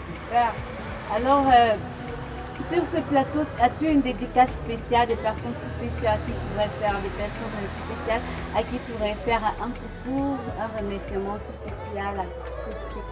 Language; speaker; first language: French; native; French